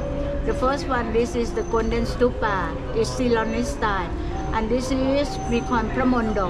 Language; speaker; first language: English; non-native, fluent; Thai